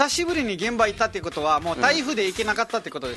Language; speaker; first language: Japanese; non-native, fluent; Nepali